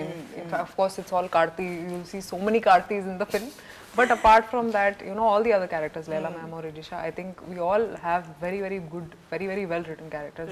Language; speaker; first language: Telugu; non-native, local second language; Hindi